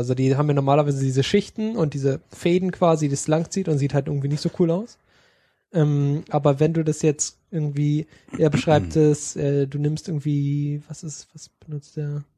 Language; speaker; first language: German; native; German